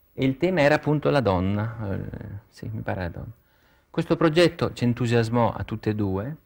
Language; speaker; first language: Italian; native; Italian